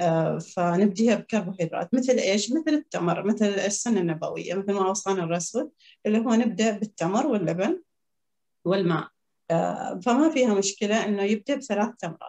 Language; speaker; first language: Arabic; native; Arabic